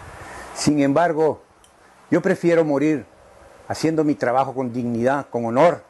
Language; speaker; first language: Spanish; native; Spanish